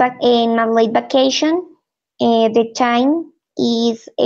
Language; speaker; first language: English; non-native, learner; Spanish